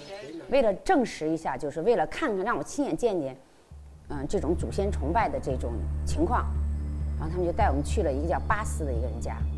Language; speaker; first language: Chinese; native; Chinese